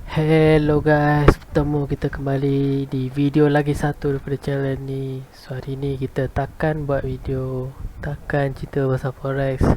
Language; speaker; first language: Malay; non-native, local second language; Tamil